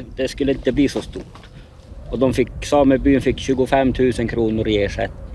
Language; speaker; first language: Swedish; native; Swedish